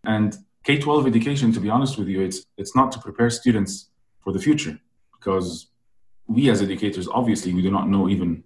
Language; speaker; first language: English; non-native, fluent; Arabic